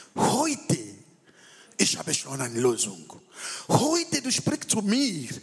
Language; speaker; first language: German; non-native, learner; French